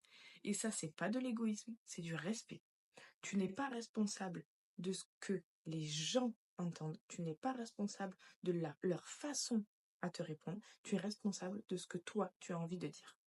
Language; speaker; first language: French; native; French